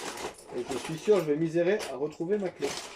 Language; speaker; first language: French; native; French